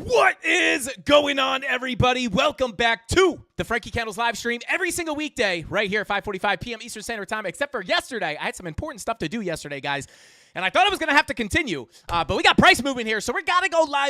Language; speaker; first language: English; native; English